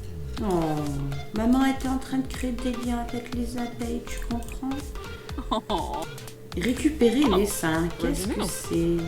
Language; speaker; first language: French; native; French